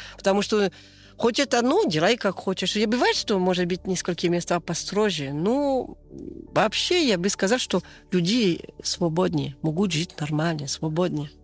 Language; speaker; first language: Russian; non-native, fluent; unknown